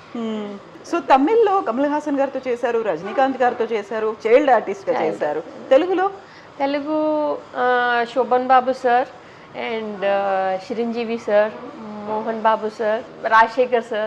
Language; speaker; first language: Telugu; native; Telugu